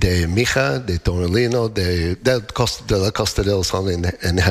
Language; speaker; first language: Spanish; non-native, learner; English